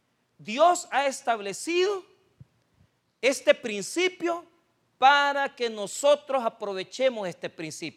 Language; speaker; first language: Spanish; native; Spanish